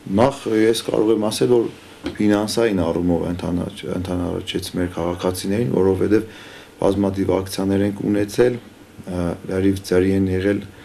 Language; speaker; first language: Armenian; native; Armenian